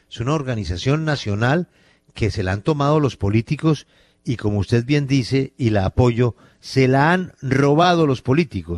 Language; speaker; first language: Spanish; native; Spanish